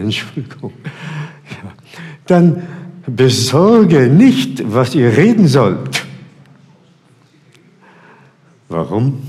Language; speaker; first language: German; non-native, fluent; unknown